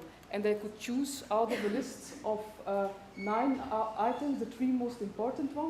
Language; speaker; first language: English; non-native, fluent; Dutch